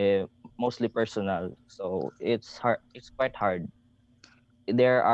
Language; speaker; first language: English; non-native, local second language; Hiligaynon